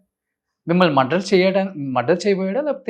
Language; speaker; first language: Telugu; native; Telugu